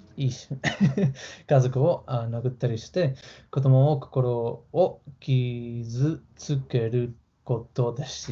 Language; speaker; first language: Japanese; non-native, learner; English